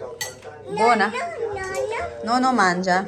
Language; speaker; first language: Italian; non-native, learner; Filipino